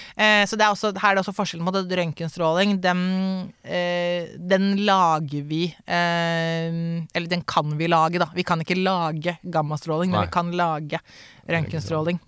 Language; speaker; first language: Norwegian; native; Norwegian